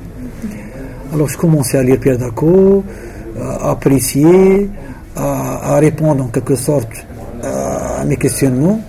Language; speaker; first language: French; non-native, local second language; Arabic